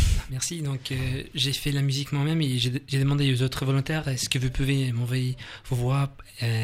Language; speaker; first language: French; non-native, learner; English